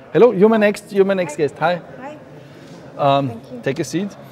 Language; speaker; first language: English; non-native, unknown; German